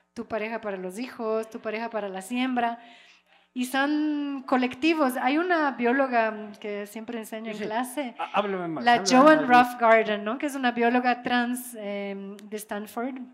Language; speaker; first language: Spanish; non-native, fluent; French